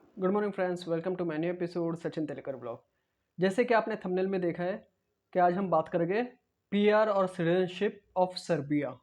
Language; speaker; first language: Hindi; non-native, local second language; Marathi